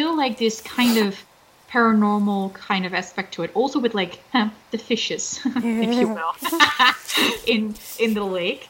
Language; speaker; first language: English; non-native, fluent; Dutch